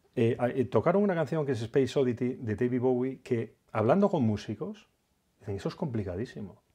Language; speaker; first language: Spanish; native; Spanish